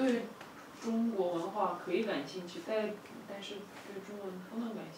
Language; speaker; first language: Chinese; non-native, fluent; Russian